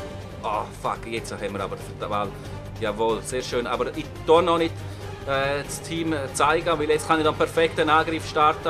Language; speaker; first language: German; native; German